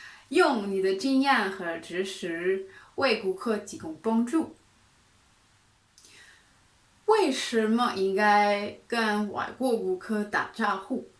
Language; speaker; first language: Chinese; non-native, fluent; French